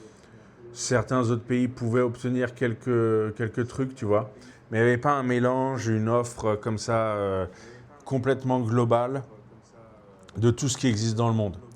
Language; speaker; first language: French; native; French